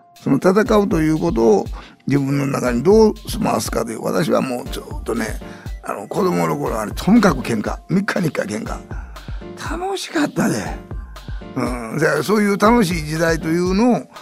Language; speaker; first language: Japanese; native; Japanese